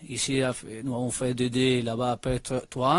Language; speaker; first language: French; non-native, learner; Spanish